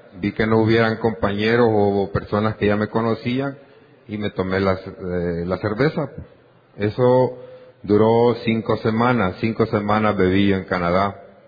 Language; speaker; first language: Spanish; native; Spanish